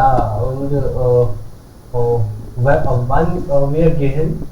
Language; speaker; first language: German; non-native, learner; Hindi